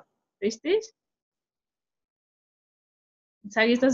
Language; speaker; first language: German; non-native, fluent; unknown